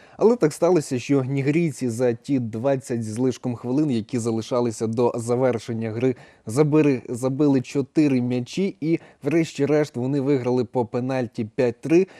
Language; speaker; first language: Ukrainian; native; Ukrainian